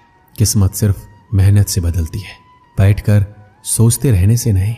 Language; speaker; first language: Hindi; native; Hindi